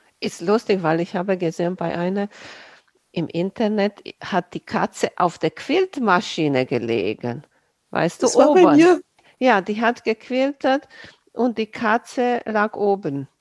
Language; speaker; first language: German; non-native, fluent; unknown